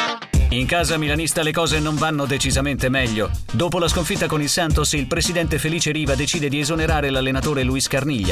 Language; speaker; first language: Italian; native; Italian